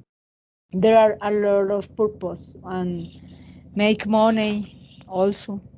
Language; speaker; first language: English; non-native, learner; Spanish